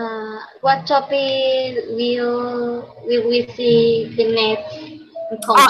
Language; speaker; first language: English; non-native, learner; Spanish